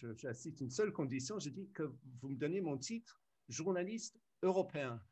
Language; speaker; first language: French; non-native, fluent; English